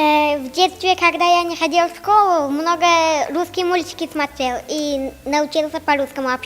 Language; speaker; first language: Russian; non-native, local second language; Tajik